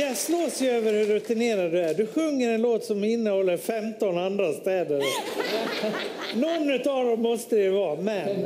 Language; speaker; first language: Swedish; native; Swedish